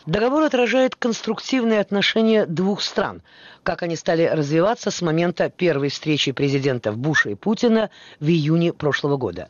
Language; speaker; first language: Russian; native; Russian